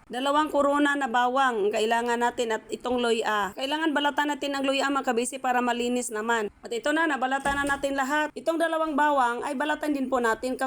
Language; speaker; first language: Filipino; non-native, local second language; Cebuano